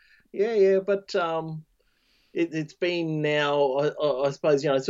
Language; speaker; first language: English; native; English